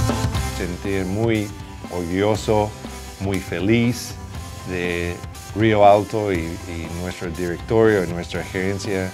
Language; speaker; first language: Spanish; non-native, learner; English